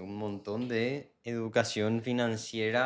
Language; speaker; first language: Spanish; native; Spanish